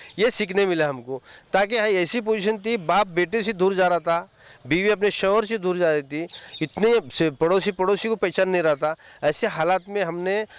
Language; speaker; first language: Hindi; non-native, local second language; Urdu